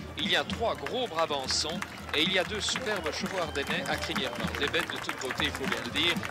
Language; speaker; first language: French; native; French